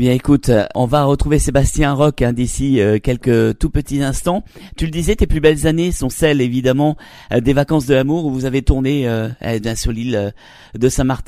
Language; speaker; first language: French; native; French